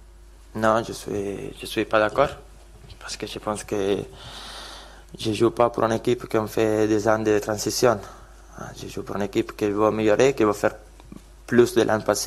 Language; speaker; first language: French; non-native, fluent; Italian